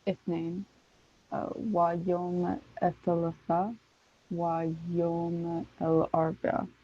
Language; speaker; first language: Arabic; non-native, learner; English